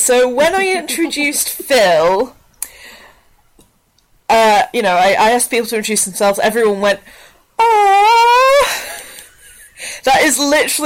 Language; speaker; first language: English; native; English